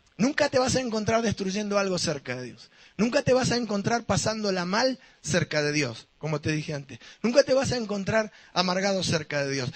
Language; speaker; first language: Spanish; native; Spanish